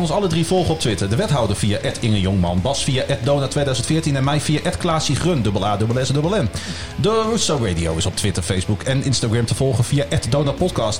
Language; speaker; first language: Dutch; native; Dutch